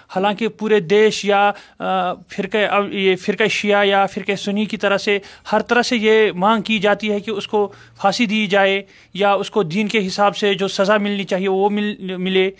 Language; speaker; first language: Hindi; non-native, local second language; Kashmiri